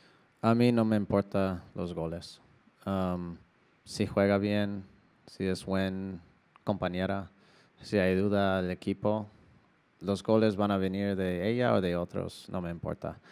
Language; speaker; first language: Spanish; non-native, learner; English